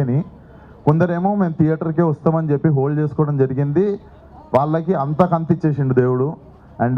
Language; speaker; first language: Telugu; native; Telugu